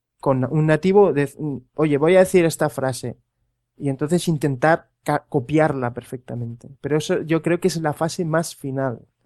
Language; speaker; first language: Spanish; native; Spanish